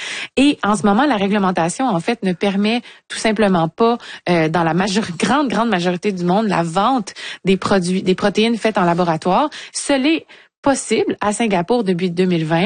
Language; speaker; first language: French; native; French